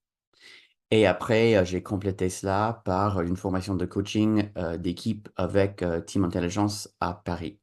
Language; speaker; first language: French; non-native, fluent; English